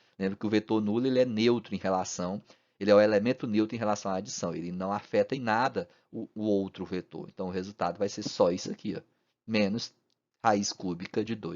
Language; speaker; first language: Portuguese; native; Portuguese